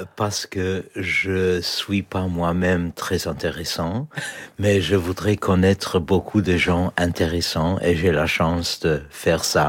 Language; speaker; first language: French; non-native, fluent; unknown